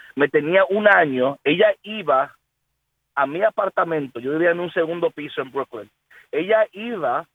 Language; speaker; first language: Spanish; early bilingual, heritage; Spanish